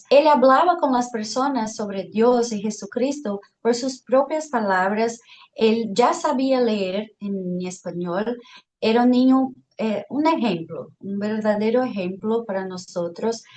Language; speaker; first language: Spanish; non-native, fluent; Portuguese